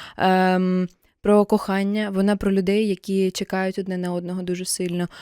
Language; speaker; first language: Ukrainian; non-native, local second language; Russian